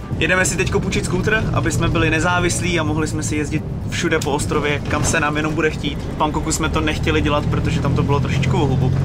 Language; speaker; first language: Czech; early bilingual, other home language; Vietnamese